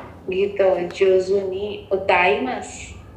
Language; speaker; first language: Japanese; non-native, learner; Hindi